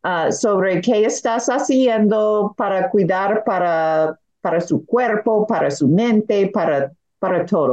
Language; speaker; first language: Spanish; non-native, learner; English